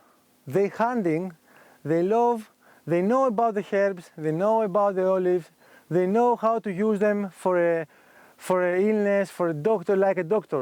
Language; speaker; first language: English; non-native, learner; Greek